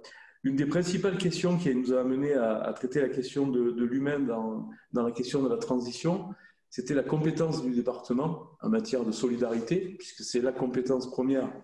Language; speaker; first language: French; native; French